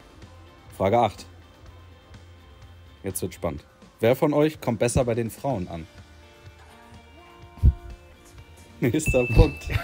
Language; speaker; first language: German; native; German